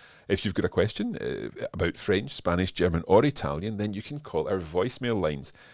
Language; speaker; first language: English; native; English